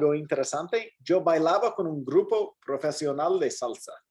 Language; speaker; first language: Spanish; non-native, fluent; English